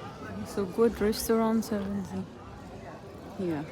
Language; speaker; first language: German; non-native, learner; Cebuano